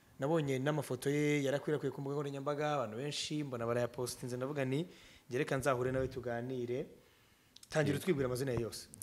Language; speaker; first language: Kinyarwanda; native; Kinyarwanda